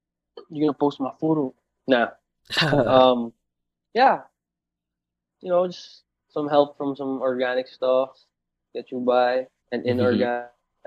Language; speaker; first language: English; non-native, local second language; Bikol